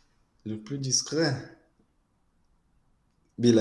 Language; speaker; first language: French; non-native, fluent; Portuguese